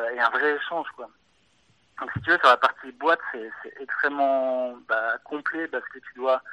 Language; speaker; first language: French; native; French